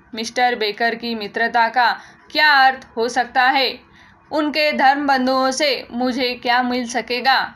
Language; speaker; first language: Hindi; non-native, local second language; Marathi